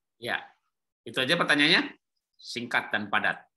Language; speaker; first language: Indonesian; native; Indonesian